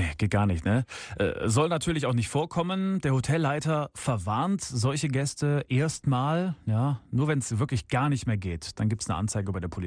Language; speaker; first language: German; native; German